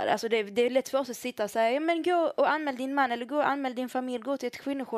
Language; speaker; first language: Swedish; early bilingual, other home language; Arabic